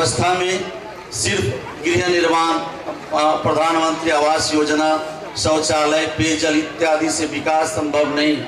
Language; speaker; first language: Hindi; native; Hindi